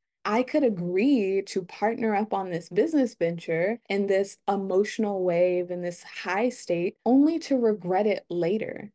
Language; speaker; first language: English; native; English